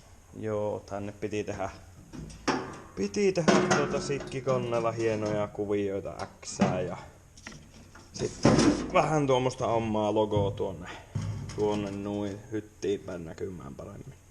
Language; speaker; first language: Finnish; native; Finnish